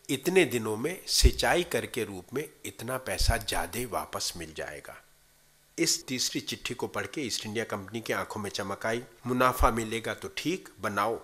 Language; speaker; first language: Hindi; native; Hindi